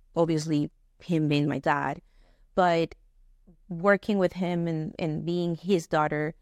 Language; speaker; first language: English; non-native, fluent; Spanish